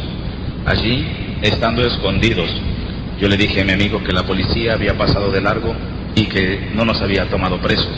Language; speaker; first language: Spanish; native; Spanish